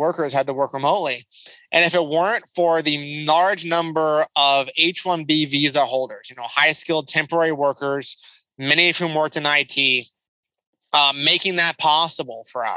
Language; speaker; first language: English; native; English